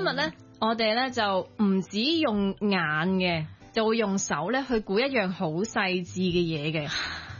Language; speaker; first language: Cantonese; native; Cantonese